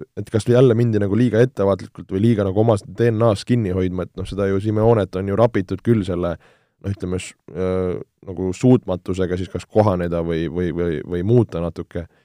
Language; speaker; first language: Estonian; native; Estonian